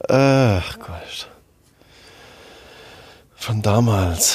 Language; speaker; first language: German; non-native, fluent; French